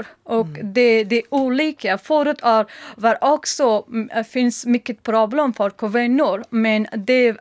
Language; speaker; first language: Swedish; non-native, learner; Persian